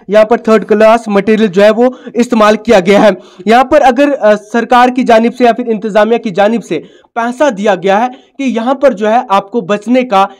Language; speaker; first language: Hindi; non-native, local second language; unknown